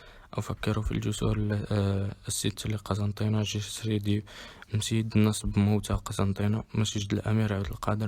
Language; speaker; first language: Arabic; native; Arabic